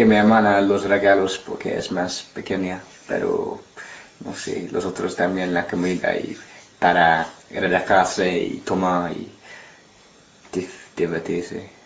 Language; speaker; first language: Spanish; non-native, learner; English